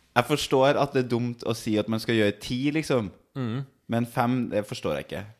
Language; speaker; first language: Norwegian; native; Norwegian